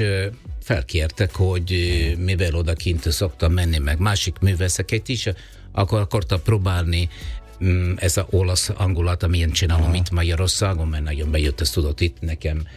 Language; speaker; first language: Hungarian; non-native, learner; Italian